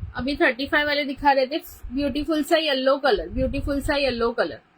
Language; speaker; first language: Hindi; non-native, local second language; Marathi